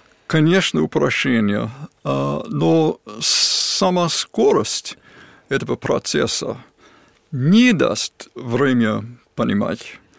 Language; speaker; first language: Russian; non-native, fluent; English